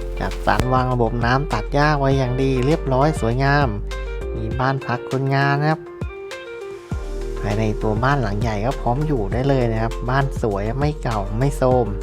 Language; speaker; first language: Thai; native; Thai